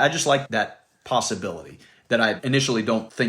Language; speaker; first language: English; native; English